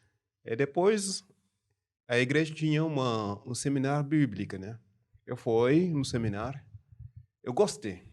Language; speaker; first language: Portuguese; non-native, learner; French